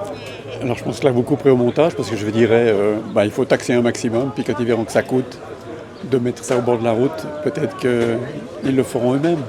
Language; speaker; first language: French; native; French